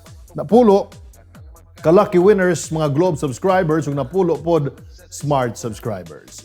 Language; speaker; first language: Cebuano; native; Cebuano